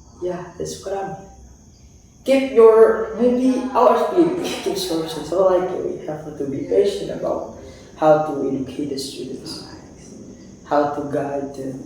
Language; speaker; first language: English; non-native, fluent; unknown